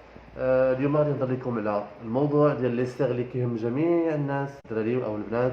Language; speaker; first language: Arabic; native; Arabic